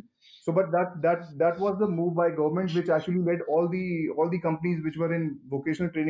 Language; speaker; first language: English; non-native, local second language; Hindi